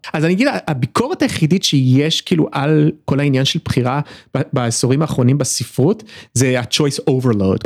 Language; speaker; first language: Hebrew; early bilingual, other home language; English